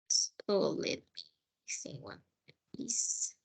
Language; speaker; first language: English; non-native, fluent; Spanish